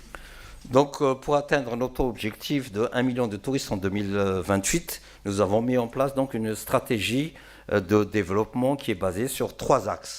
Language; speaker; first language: French; non-native, local second language; Malagasy